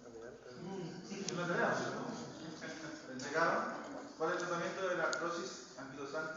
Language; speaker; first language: Spanish; native; Spanish